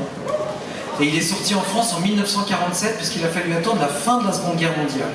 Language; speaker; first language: French; native; French